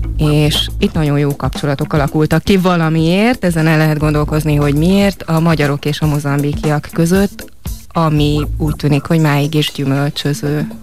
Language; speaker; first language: Hungarian; native; Hungarian